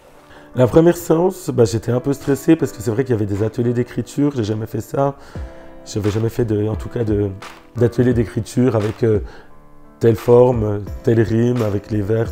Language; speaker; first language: French; native; French